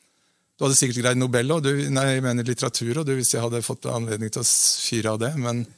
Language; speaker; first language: Norwegian; native; Norwegian